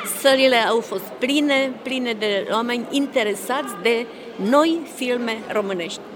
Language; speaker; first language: Romanian; non-native, fluent; Czech